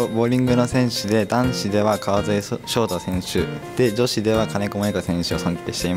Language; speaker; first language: Japanese; native; Japanese